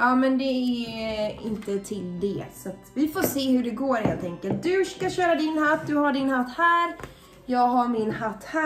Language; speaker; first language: Swedish; native; Swedish